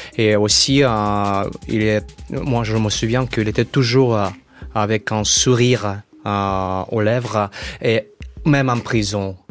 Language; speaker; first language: French; non-native, fluent; Russian